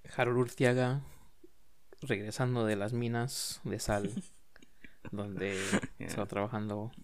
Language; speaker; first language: Spanish; non-native, learner; English